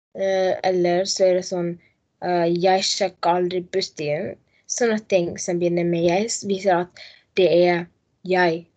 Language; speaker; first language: Norwegian; non-native, learner; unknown